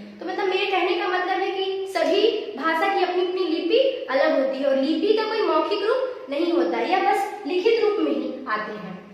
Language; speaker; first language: Hindi; native; Hindi